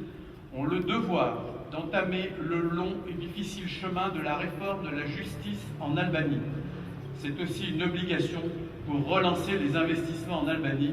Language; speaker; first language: French; native; French